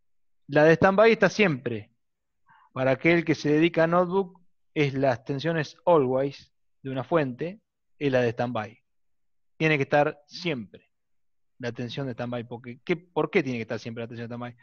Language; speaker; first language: Spanish; native; Spanish